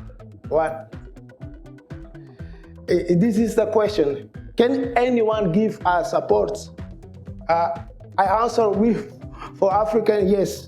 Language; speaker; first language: English; non-native, learner; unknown